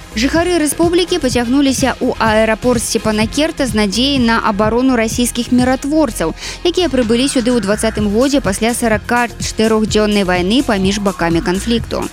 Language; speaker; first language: Belarusian; native; Belarusian